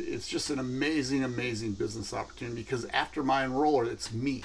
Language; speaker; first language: English; native; English